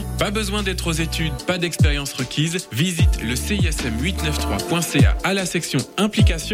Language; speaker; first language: French; native; French